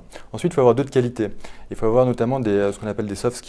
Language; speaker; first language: French; native; French